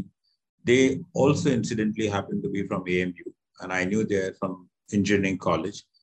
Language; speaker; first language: English; non-native, local second language; Hindi